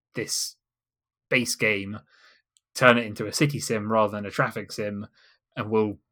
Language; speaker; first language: English; native; English